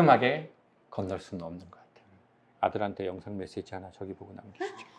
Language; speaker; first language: Korean; native; Korean